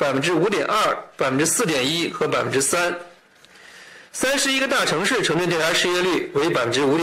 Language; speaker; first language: Chinese; native; Chinese